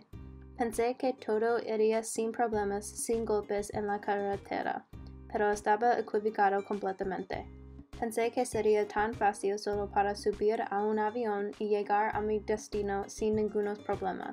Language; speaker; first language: Spanish; non-native, learner; English